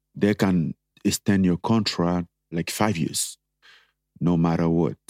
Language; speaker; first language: English; non-native, local second language; French